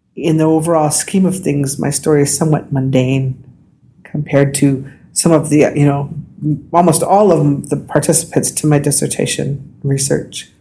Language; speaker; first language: English; native; English